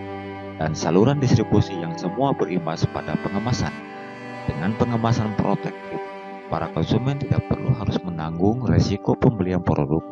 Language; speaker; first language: Indonesian; native; Indonesian